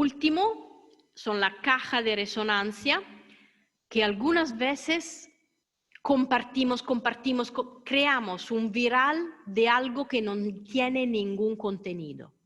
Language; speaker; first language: Spanish; non-native, fluent; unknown